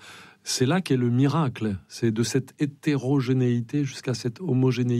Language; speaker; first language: French; native; French